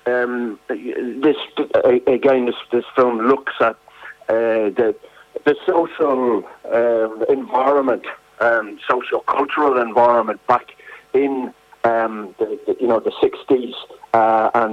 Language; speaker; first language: English; native; English